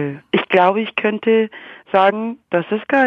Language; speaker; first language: German; non-native, fluent; English